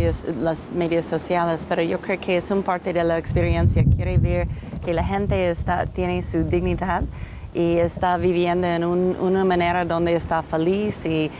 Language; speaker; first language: Spanish; non-native, learner; English